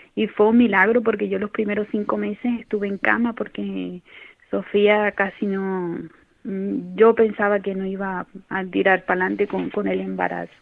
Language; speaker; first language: Spanish; native; Spanish